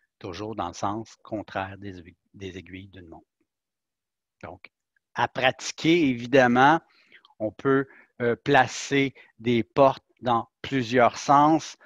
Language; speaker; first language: French; native; French